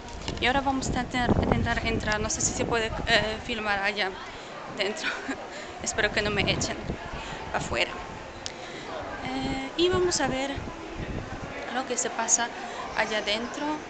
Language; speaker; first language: Spanish; non-native, fluent; Polish